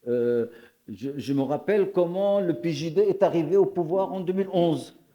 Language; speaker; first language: French; non-native, local second language; Arabic